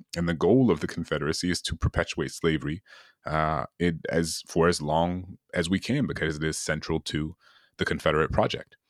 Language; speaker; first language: English; native; English